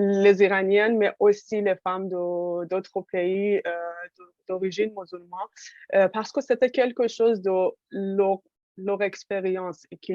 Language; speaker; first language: French; non-native, fluent; Persian